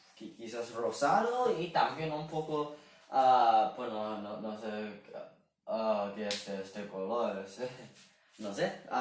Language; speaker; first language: Spanish; non-native, learner; Chinese